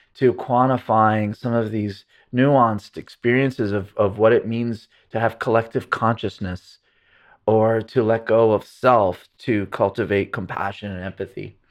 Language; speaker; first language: English; early bilingual, other home language; Arabic